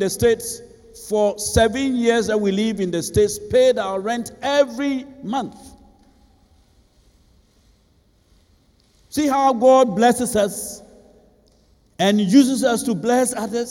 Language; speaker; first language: English; non-native, local second language; Akan